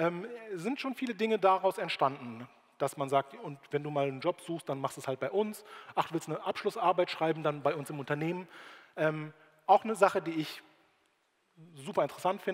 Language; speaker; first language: German; native; German